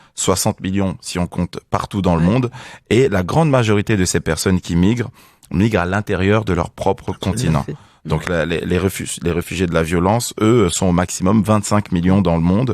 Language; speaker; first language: French; native; French